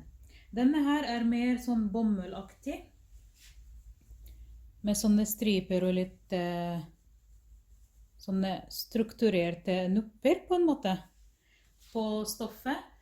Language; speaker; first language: Norwegian; non-native, fluent; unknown